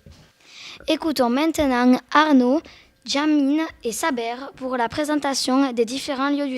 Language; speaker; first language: French; native; French